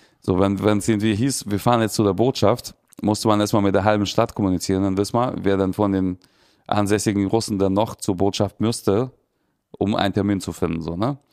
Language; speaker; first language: German; early bilingual, other home language; Russian